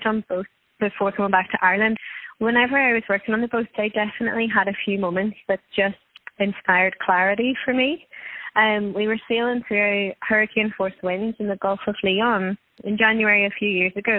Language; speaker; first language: English; native; English